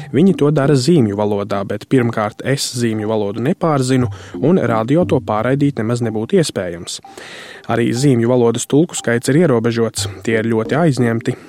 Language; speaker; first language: Latvian; native; Latvian